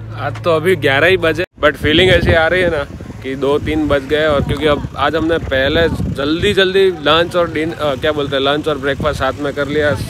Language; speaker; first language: Hindi; non-native, local second language; Gujarati